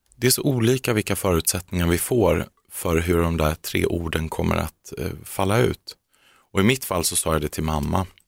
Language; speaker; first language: Swedish; native; Swedish